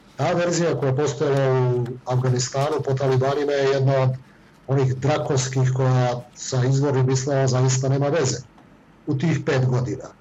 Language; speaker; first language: Serbian; native; Serbian